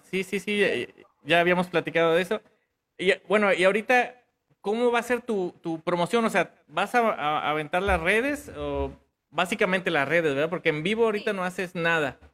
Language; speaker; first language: Spanish; native; Spanish